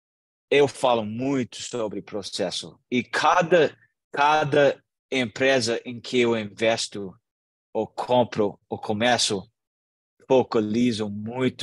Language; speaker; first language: Portuguese; non-native, learner; English